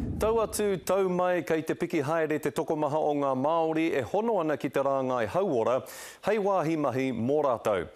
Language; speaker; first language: Māori; non-native, local second language; English